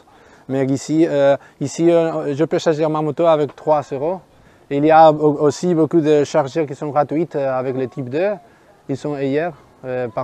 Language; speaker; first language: French; non-native, fluent; Spanish